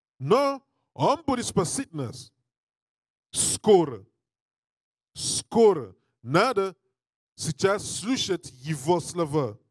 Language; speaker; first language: Russian; non-native, learner; English